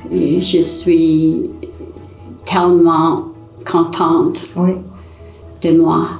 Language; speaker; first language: French; non-native, learner; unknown